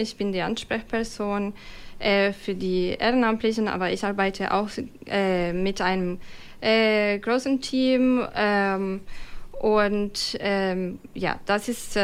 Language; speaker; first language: German; non-native, fluent; Spanish